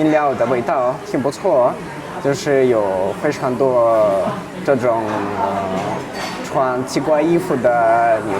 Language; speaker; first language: Chinese; non-native, learner; Russian